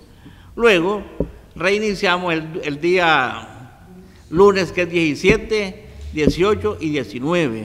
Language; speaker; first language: Spanish; native; Spanish